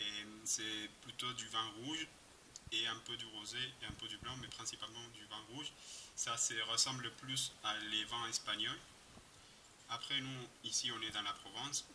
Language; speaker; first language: French; non-native, fluent; Spanish